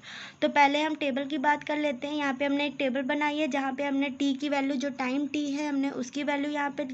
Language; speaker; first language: Hindi; native; Hindi